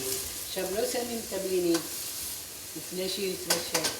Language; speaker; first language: Hebrew; non-native, fluent; Arabic